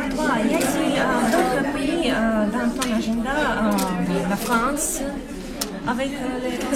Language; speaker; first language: French; non-native, fluent; Russian